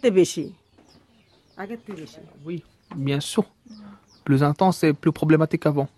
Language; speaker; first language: French; non-native, fluent; Bangla